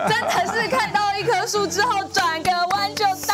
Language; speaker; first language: Chinese; native; Chinese